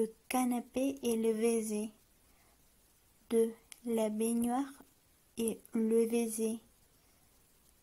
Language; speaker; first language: French; non-native, learner; Spanish